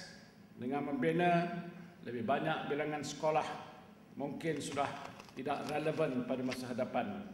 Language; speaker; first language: Malay; native; Malay